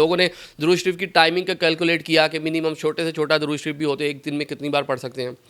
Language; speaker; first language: Urdu; native; Urdu